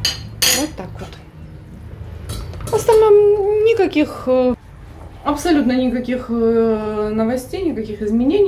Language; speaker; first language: Russian; native; Russian